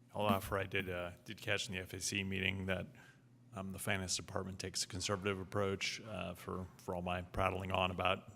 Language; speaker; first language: English; native; English